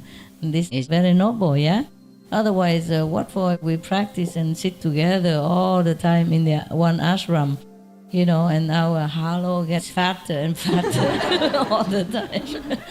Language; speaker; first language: English; non-native, fluent; Vietnamese